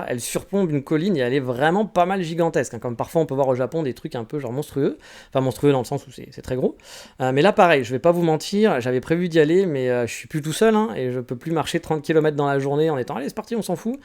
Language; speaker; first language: French; native; French